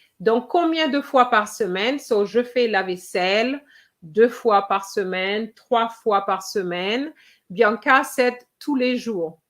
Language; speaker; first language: French; non-native, fluent; English